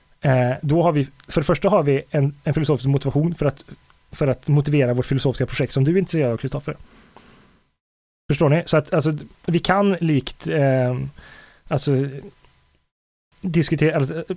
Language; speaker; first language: Swedish; native; Swedish